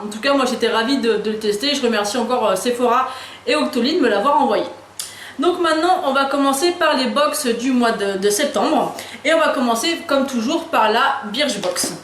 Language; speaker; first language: French; native; French